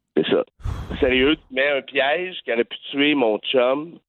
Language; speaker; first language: French; native; French